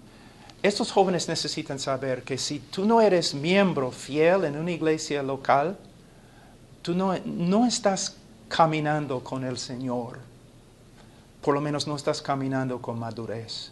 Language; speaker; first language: Spanish; non-native, fluent; English